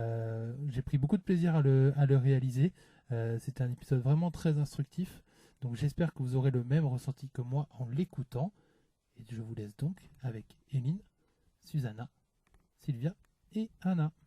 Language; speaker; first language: French; native; French